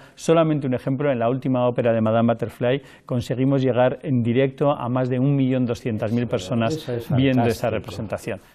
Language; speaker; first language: Spanish; native; Spanish